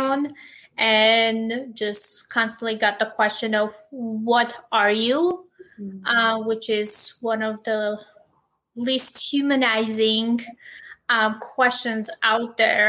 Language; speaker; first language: English; non-native, fluent; Armenian